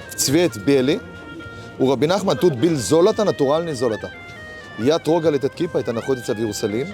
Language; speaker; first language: Russian; early bilingual, heritage; Hebrew